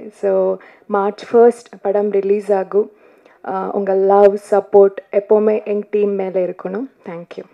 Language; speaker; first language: Tamil; non-native, learner; Kannada